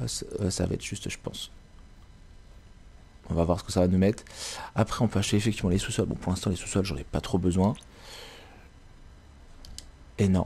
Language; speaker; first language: French; native; French